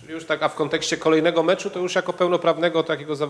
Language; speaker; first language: Polish; native; Polish